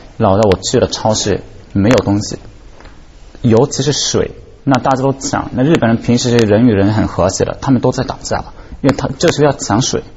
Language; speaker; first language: Chinese; non-native, fluent; Japanese